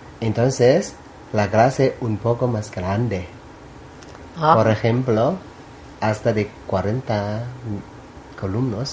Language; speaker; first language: Spanish; non-native, learner; Thai